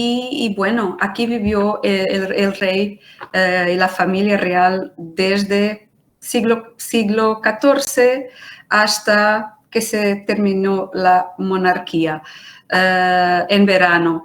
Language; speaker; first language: Spanish; non-native, fluent; Portuguese